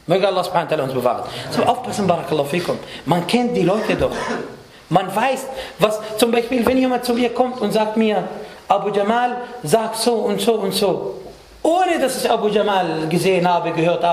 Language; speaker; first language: German; non-native, fluent; Arabic